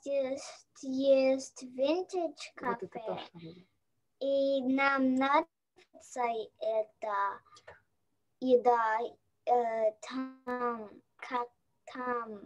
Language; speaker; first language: Russian; early bilingual, heritage; Russian